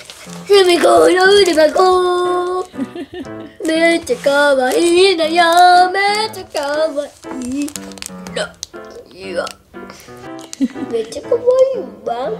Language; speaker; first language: Japanese; native; Japanese